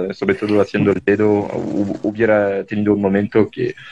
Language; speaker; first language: Spanish; non-native, fluent; French